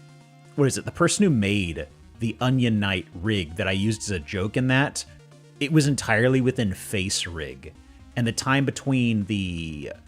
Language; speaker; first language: English; native; English